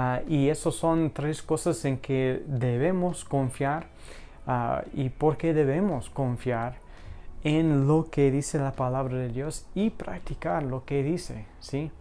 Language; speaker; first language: Spanish; non-native, fluent; English